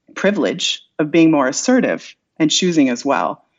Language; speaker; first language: English; native; English